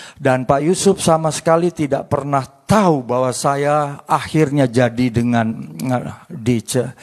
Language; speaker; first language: Indonesian; native; Indonesian